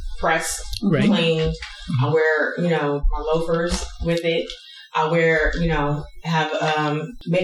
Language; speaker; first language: English; native; English